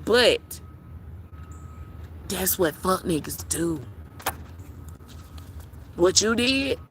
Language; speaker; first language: English; native; English